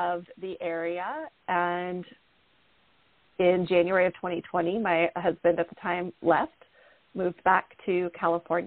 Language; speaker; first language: English; native; English